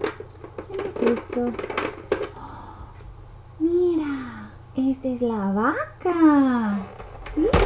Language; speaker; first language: Spanish; non-native, learner; English